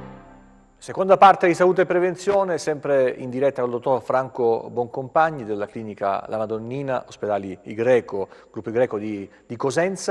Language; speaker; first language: Italian; native; Italian